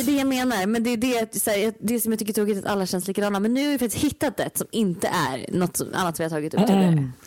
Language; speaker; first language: Swedish; native; Swedish